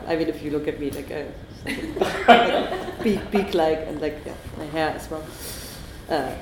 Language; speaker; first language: English; non-native, fluent; German